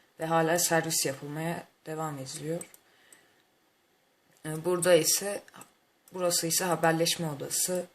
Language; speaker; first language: Turkish; native; Turkish